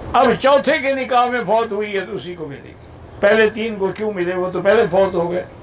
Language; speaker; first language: Urdu; non-native, local second language; Punjabi